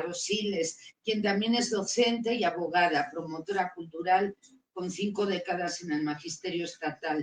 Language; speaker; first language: Spanish; native; Spanish